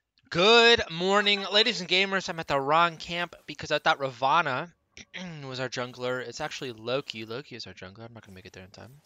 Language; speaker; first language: English; native; English